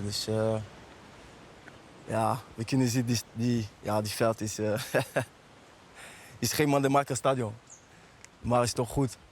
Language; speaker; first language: Dutch; non-native, learner; French